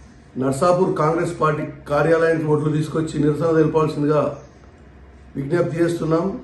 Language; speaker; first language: Telugu; native; Telugu